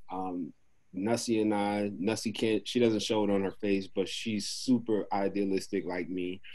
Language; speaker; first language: English; native; English